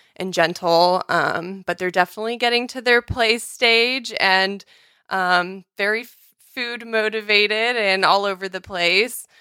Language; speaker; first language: English; native; English